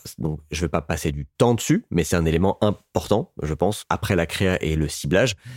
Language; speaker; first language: French; native; French